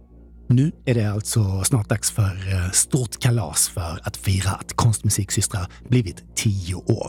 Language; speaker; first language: Swedish; native; Swedish